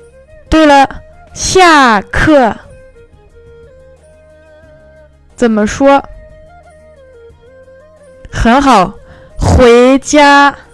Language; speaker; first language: Chinese; non-native, fluent; French